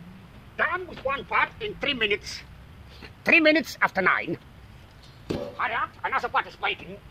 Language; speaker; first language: English; non-native, learner; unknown